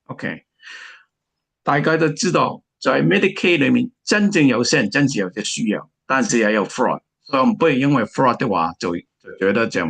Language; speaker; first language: Chinese; native; Chinese